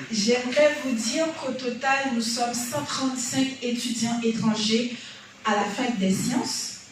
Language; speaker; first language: French; non-native, local second language; Haitian Creole